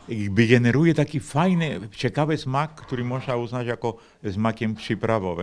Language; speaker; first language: Polish; non-native, fluent; Spanish